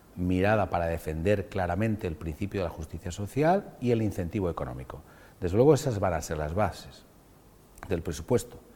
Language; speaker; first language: Spanish; non-native, local second language; Catalan